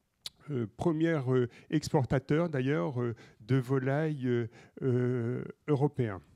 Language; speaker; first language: French; native; French